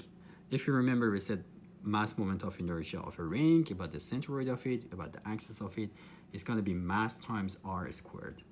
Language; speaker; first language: English; non-native, fluent; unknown